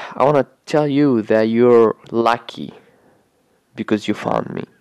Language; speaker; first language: English; non-native, fluent; Arabic